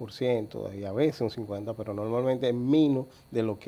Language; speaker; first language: Spanish; native; Spanish